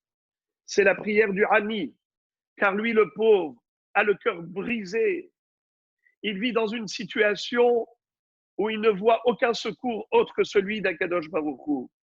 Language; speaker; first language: French; native; French